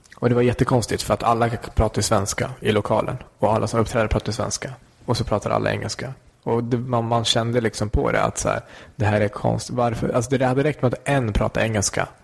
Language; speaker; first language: Swedish; early bilingual, other home language; Kurdish